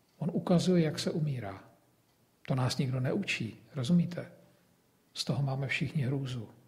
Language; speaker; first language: Czech; native; Czech